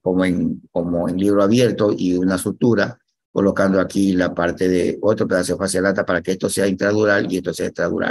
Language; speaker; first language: Spanish; native; Spanish